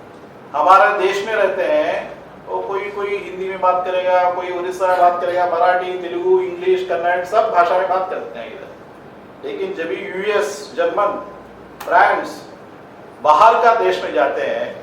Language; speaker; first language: Hindi; non-native, local second language; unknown